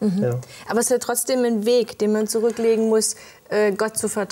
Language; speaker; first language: German; native; German